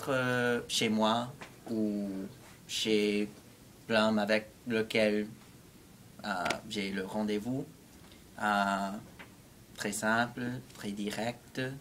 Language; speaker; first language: French; non-native, fluent; English